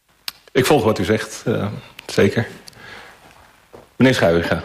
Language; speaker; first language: Dutch; native; Dutch